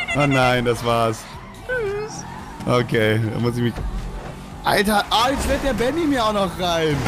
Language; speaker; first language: German; native; German